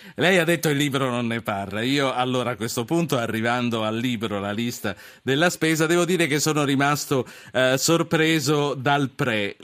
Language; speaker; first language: Italian; native; Italian